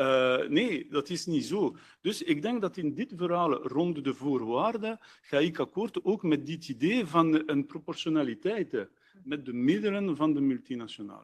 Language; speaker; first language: Dutch; non-native, local second language; French